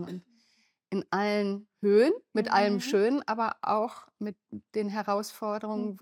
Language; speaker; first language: German; native; German